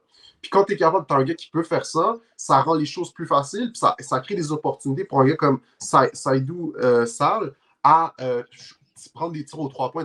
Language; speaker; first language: French; native; French